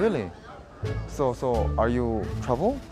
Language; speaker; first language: English; non-native, learner; Korean